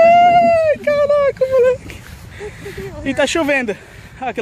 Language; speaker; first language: Portuguese; native; Portuguese